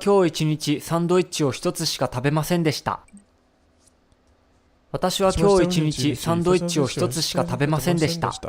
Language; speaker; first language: Japanese; non-native, learner; English